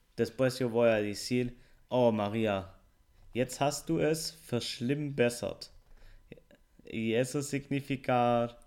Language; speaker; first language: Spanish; non-native, fluent; German